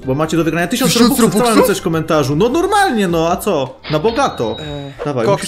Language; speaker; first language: Polish; native; Polish